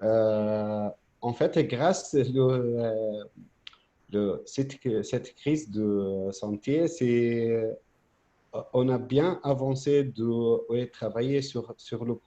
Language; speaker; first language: French; non-native, fluent; Arabic